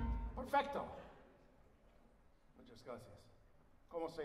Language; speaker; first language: Spanish; non-native, learner; English